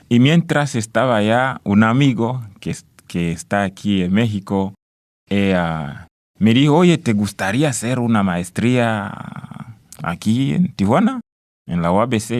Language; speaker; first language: Spanish; non-native, fluent; Swahili